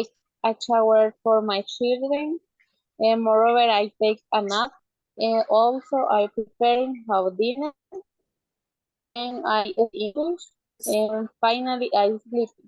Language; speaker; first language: English; non-native, learner; Spanish